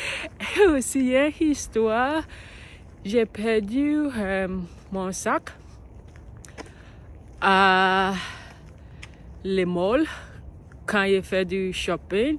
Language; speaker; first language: French; non-native, learner; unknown